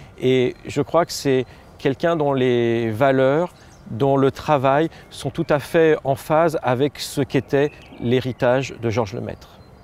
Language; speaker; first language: French; native; French